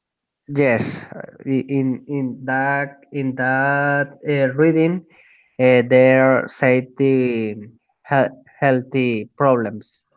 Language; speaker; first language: English; non-native, learner; Spanish